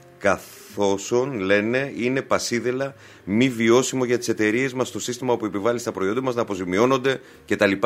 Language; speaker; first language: Greek; native; Greek